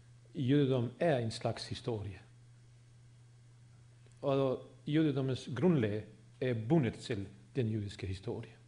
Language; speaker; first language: Swedish; non-native, fluent; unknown